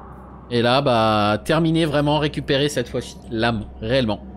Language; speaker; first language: French; native; French